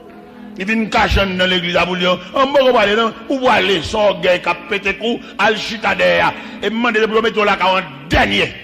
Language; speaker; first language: French; non-native, local second language; Haitian Creole